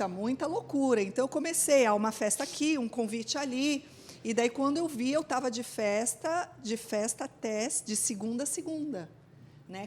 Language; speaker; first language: Portuguese; native; Portuguese